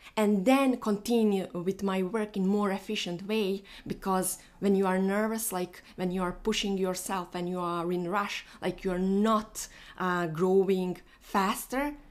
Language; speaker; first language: English; non-native, fluent; Bosnian